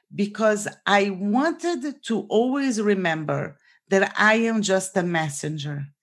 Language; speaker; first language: English; non-native, fluent; Portuguese